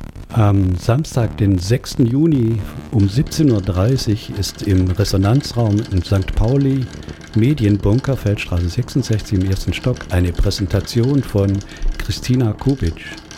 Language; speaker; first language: German; native; German